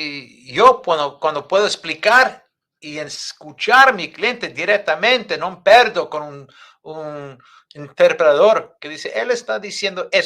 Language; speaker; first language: Spanish; non-native, fluent; English